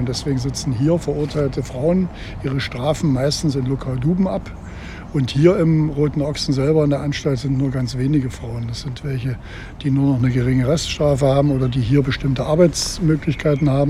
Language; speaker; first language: German; native; German